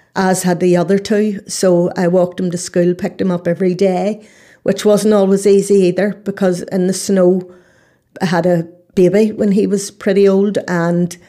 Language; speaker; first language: English; native; English